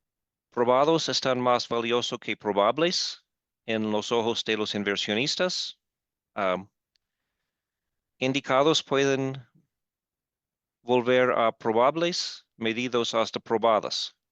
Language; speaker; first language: Spanish; non-native, fluent; English